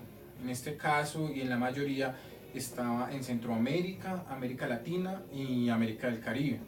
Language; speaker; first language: Spanish; native; Spanish